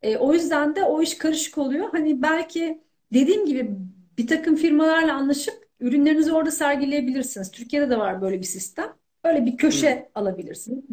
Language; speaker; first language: Turkish; native; Turkish